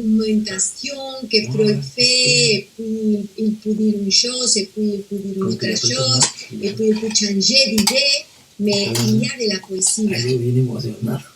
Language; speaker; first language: French; non-native, fluent; Spanish